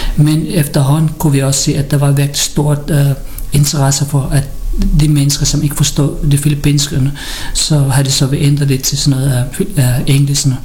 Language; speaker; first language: Danish; early bilingual, other home language; Filipino